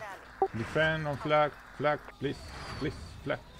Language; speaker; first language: English; non-native, learner; Spanish